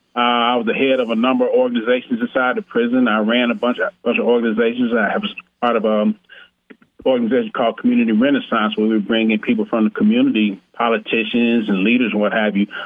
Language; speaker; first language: English; native; English